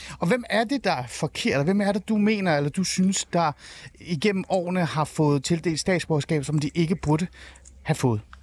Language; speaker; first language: Danish; early bilingual, other home language; Persian